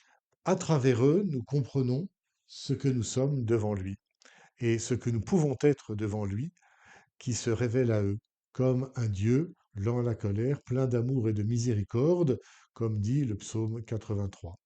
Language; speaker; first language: French; native; French